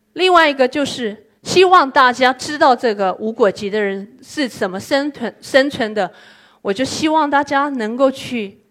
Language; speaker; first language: Chinese; non-native, fluent; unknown